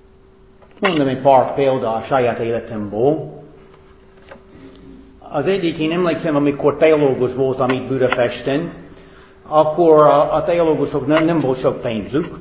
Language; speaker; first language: Hungarian; non-native, fluent; English